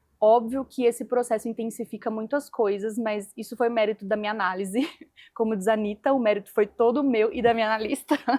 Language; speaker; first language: Portuguese; native; Portuguese